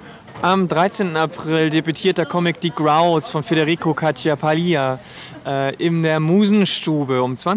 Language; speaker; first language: German; native; German